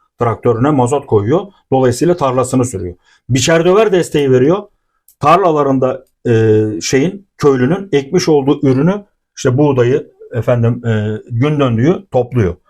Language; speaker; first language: Turkish; native; Turkish